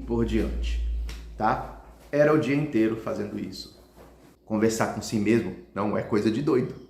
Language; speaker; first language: Portuguese; early bilingual, heritage; Portuguese